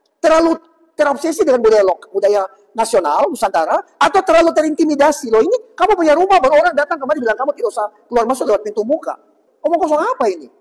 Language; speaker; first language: Indonesian; native; Indonesian